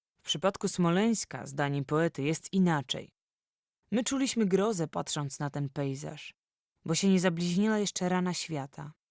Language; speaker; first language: Polish; native; Polish